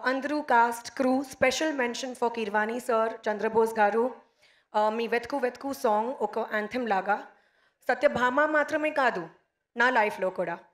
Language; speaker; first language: Telugu; non-native, local second language; Hindi